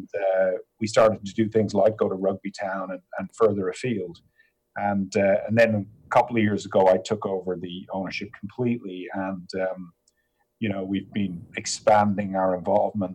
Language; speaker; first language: English; native; English